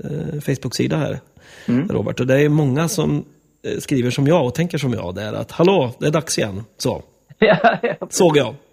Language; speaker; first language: Swedish; native; Swedish